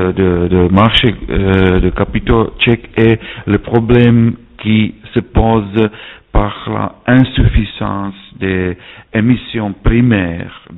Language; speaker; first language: French; non-native, fluent; Czech